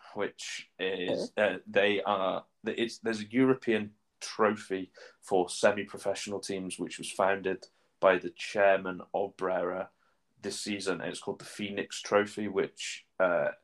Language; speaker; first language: English; native; English